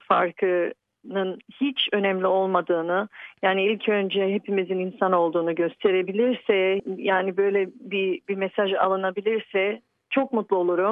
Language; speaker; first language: Turkish; early bilingual, heritage; Turkish